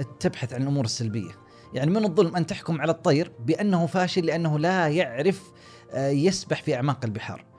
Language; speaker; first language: Arabic; native; Arabic